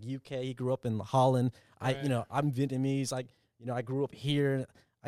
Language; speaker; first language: English; early bilingual, other home language; Vietnamese